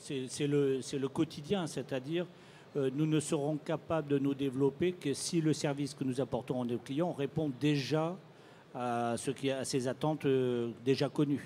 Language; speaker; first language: French; native; French